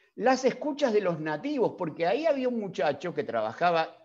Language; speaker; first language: Spanish; native; Spanish